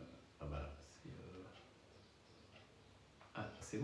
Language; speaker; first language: French; native; French